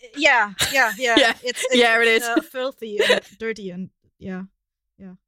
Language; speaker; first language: English; non-native, fluent; German